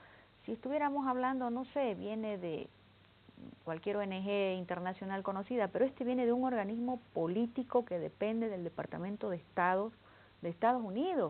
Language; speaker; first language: Spanish; native; Spanish